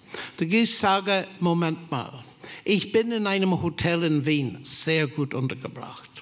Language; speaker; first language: German; non-native, fluent; English